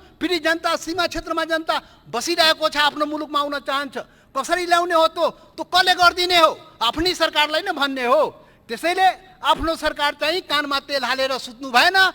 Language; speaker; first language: Nepali; non-native, local second language; Maithili